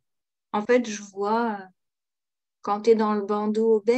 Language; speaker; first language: French; native; French